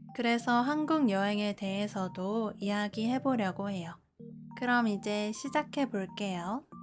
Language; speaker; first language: Korean; native; Korean